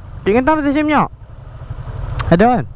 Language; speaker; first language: Malay; native; Malay